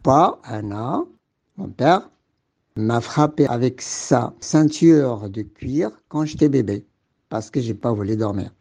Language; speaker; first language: French; non-native, local second language; Arabic